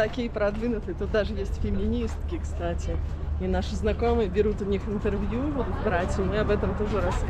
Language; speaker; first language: Russian; native; Russian